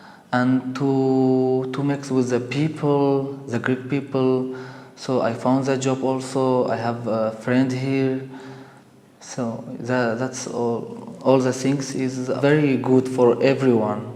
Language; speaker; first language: English; non-native, learner; Arabic